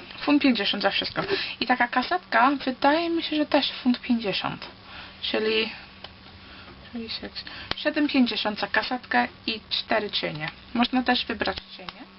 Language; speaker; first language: Polish; early bilingual, heritage; Polish